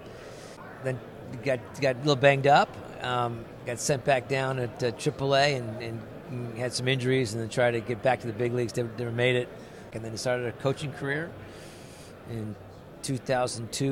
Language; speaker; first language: English; native; English